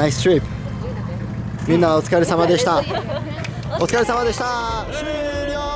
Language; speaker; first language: Japanese; native; Japanese